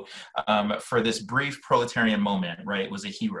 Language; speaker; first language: English; native; English